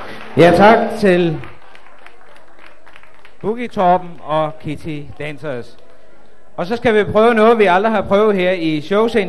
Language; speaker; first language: Danish; native; Danish